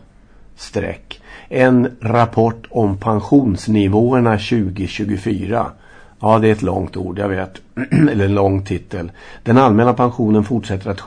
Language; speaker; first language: Swedish; native; Swedish